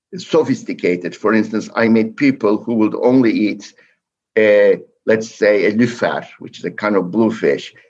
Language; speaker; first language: English; non-native, fluent; Turkish